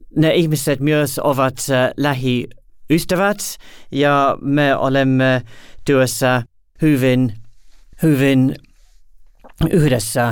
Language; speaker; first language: Finnish; non-native, learner; English